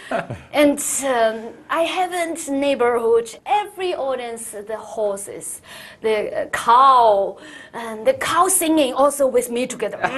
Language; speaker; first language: English; non-native, learner; Chinese